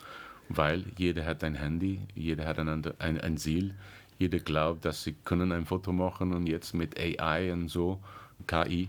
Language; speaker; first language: German; non-native, learner; English